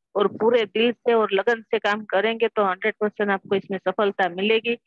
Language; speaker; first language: Hindi; non-native, local second language; Gujarati